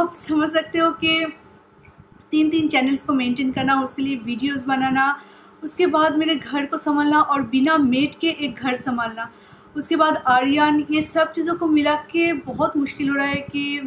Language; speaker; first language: Hindi; non-native, local second language; Bangla